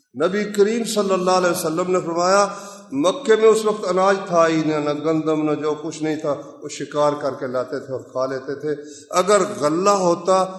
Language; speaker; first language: Urdu; non-native, local second language; Punjabi